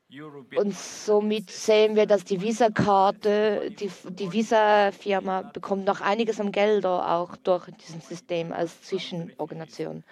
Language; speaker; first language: German; non-native, learner; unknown